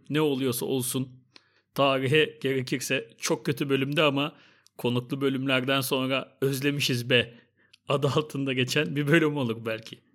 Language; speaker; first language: Turkish; native; Turkish